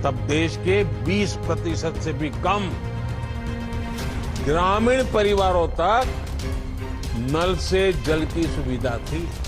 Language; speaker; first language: Hindi; non-native, local second language; Gujarati